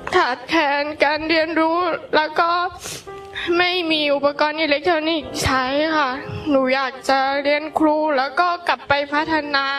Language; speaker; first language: Thai; non-native, local second language; Hmong